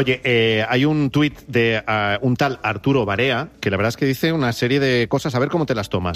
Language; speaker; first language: Spanish; native; Spanish